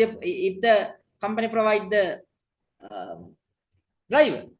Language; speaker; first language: English; non-native, local second language; Sinhala